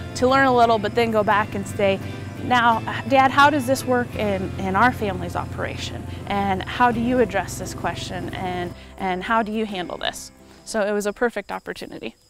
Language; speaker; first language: English; native; English